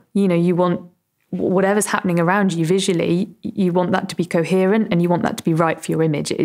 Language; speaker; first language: English; native; English